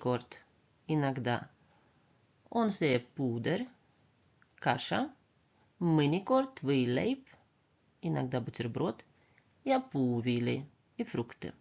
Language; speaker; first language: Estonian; non-native, local second language; Russian